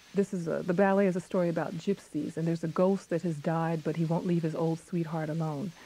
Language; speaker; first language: English; native; English